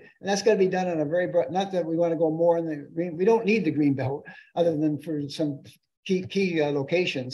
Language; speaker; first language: English; native; English